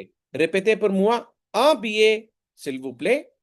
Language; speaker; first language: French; non-native, fluent; Hindi